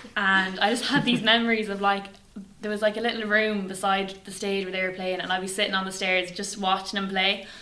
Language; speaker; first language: English; native; English